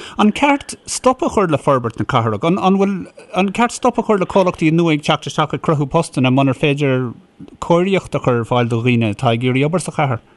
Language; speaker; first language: Irish; native; Irish